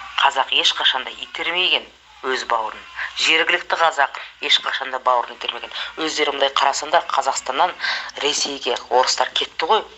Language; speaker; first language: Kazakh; native; Kazakh